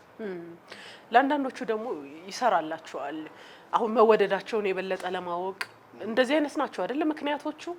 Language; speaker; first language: Amharic; native; Amharic